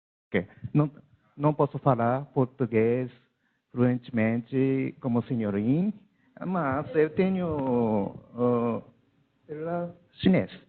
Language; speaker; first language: Portuguese; non-native, learner; Japanese